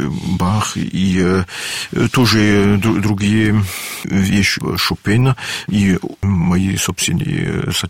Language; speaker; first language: Russian; non-native, learner; French